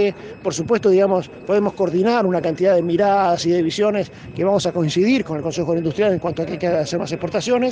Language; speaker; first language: Spanish; native; Spanish